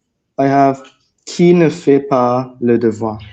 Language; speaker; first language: French; non-native, learner; English